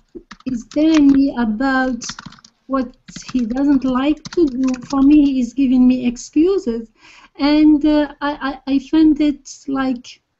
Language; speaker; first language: English; non-native, fluent; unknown